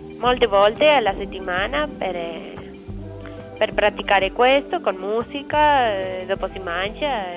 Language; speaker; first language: Italian; non-native, learner; Spanish